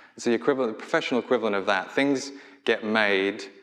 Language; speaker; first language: English; native; English